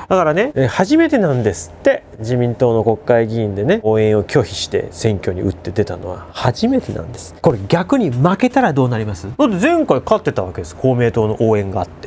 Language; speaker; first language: Japanese; native; Japanese